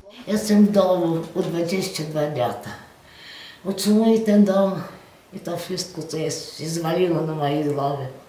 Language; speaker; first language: Polish; early bilingual, heritage; Polish